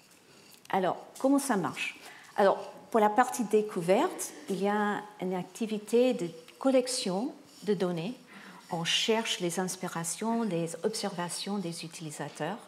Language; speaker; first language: French; non-native, fluent; English